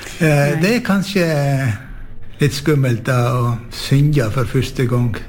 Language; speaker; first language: Norwegian; native; Norwegian